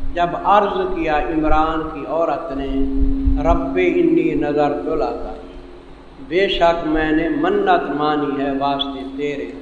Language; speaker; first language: Urdu; non-native, local second language; Saraiki